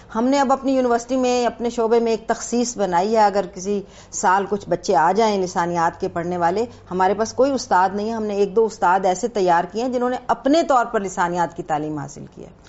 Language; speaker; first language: Urdu; native; Urdu